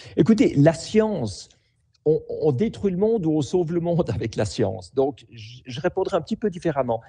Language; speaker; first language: French; native; French